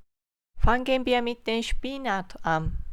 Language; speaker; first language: German; non-native, fluent; Japanese